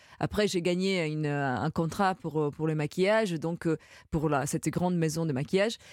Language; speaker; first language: French; non-native, fluent; Italian